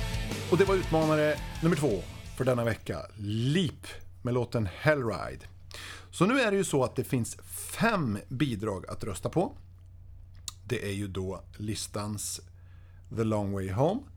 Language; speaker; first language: Swedish; native; Swedish